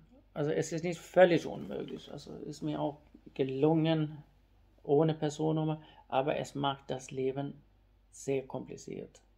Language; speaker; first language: German; non-native, fluent; Swedish